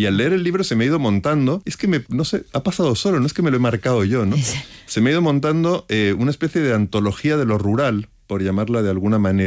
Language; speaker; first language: Spanish; native; Spanish